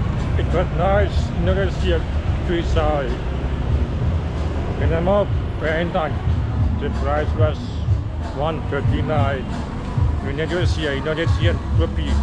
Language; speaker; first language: English; non-native, learner; Turkish